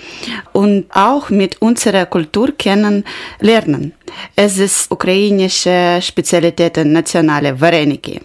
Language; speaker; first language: German; non-native, learner; Ukrainian